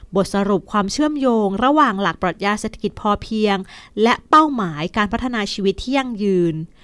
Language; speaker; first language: Thai; native; Thai